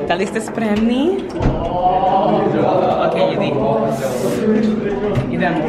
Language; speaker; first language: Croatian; non-native, learner; English